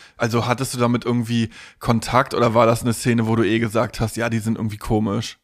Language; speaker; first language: German; native; German